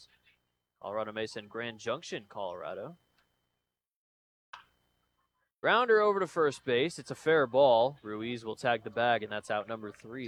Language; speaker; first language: English; native; English